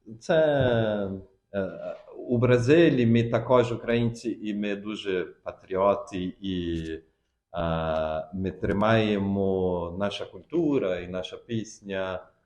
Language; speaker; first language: Ukrainian; early bilingual, heritage; Portuguese